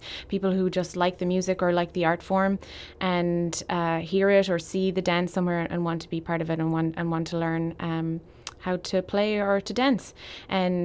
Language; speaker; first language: English; native; English